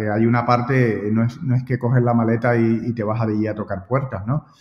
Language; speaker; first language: Spanish; native; Spanish